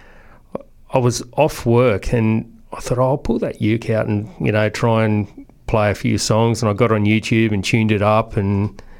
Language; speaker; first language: English; native; English